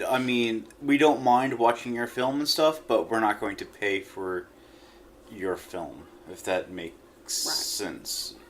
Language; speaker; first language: English; native; English